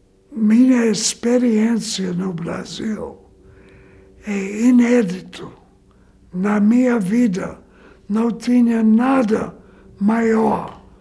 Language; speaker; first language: Portuguese; non-native, fluent; English